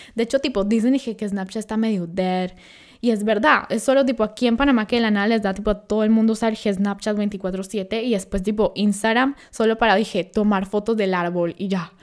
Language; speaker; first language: Spanish; early bilingual, heritage; Spanish